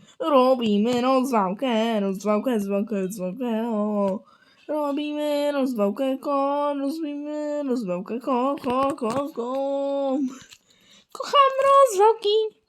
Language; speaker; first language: Polish; native; Polish